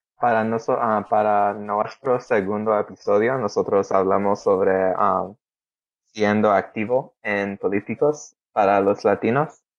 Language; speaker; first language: Spanish; early bilingual, heritage; Spanish